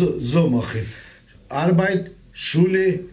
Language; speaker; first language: German; non-native, learner; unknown